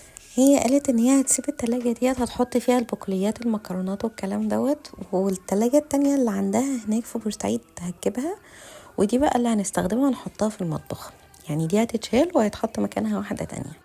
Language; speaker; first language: Arabic; native; Arabic